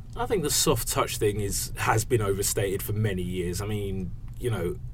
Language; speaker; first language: English; native; English